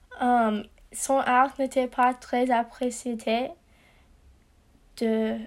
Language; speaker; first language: French; non-native, learner; English